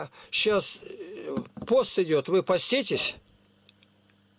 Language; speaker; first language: Russian; native; Russian